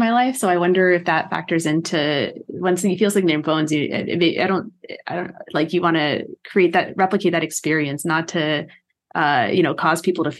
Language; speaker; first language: English; native; English